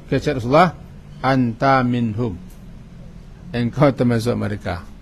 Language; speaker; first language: Malay; non-native, local second language; Minangkabau